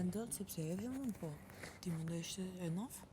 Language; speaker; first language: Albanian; non-native, learner; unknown